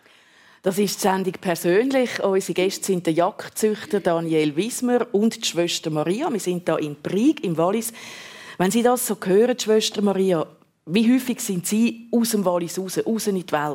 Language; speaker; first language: German; native; German